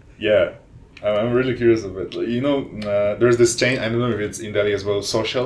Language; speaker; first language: English; non-native, fluent; Polish